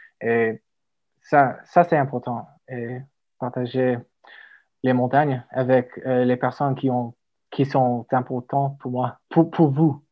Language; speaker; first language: French; non-native, learner; English